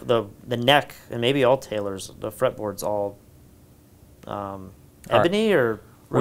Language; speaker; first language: English; native; English